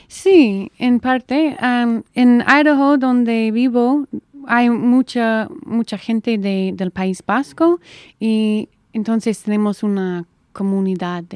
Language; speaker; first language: Spanish; non-native, learner; English